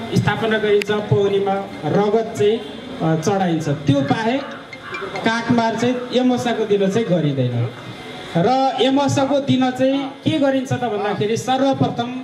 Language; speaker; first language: Nepali; non-native, local second language; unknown